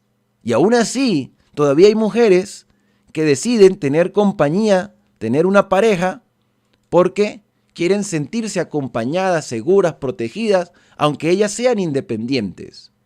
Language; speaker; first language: Spanish; native; Spanish